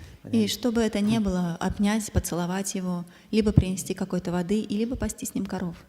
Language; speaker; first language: Russian; native; Russian